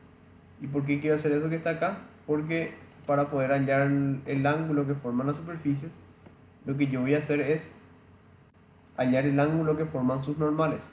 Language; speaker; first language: Spanish; native; Spanish